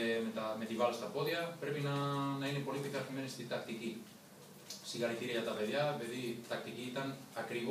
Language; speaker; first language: Greek; non-native, learner; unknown